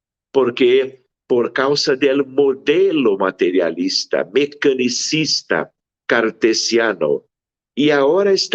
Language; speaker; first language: Spanish; non-native, fluent; Portuguese